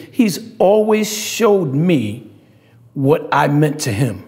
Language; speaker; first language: English; native; English